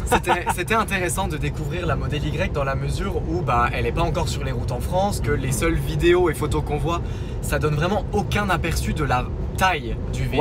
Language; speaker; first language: French; native; French